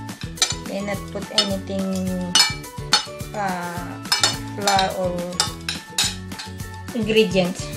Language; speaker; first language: English; non-native, learner; Filipino